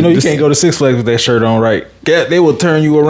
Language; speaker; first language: English; native; English